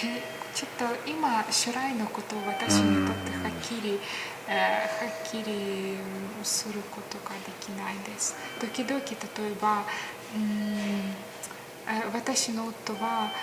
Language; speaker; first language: Japanese; non-native, learner; Ukrainian